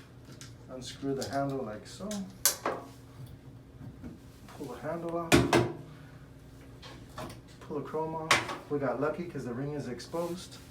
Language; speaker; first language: English; native; English